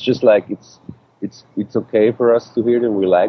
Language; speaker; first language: English; non-native, fluent; Swiss German